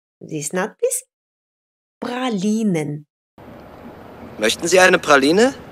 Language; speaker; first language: German; non-native, fluent; Russian